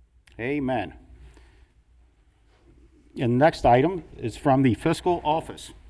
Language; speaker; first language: English; native; English